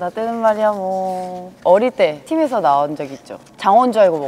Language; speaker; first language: Korean; native; Korean